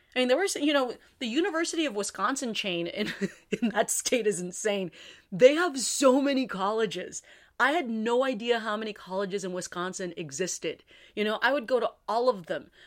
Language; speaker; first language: English; native; English